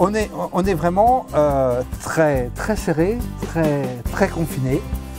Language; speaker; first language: French; native; French